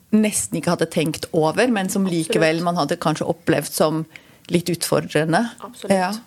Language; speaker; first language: Norwegian; non-native, fluent; German